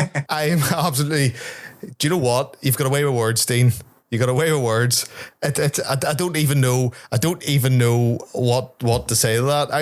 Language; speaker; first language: English; native; English